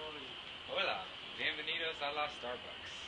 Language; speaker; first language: Spanish; non-native, learner; English